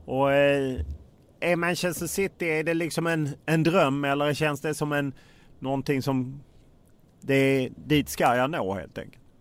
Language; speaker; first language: Swedish; native; Swedish